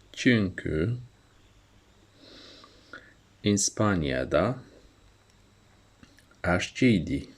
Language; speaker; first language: Turkish; non-native, learner; Central Kurdish